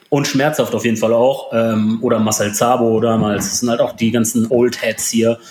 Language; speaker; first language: German; early bilingual, other home language; Polish